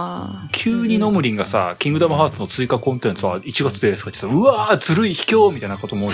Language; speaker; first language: Japanese; native; Japanese